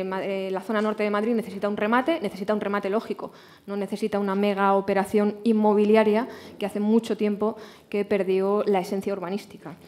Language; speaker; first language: Spanish; native; Spanish